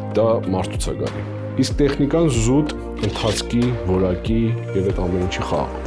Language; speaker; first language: Armenian; early bilingual, heritage; Armenian